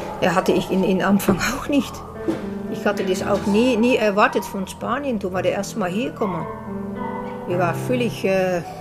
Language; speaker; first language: German; non-native, learner; Dutch